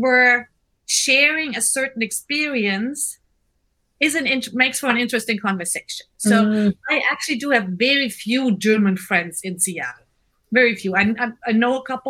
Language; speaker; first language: English; non-native, fluent; German